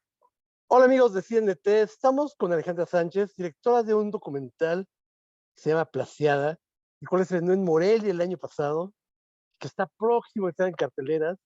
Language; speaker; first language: Spanish; native; Spanish